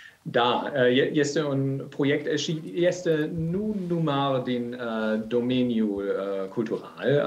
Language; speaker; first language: Romanian; non-native, learner; German